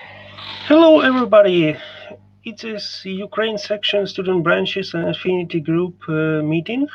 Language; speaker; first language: English; non-native, learner; Ukrainian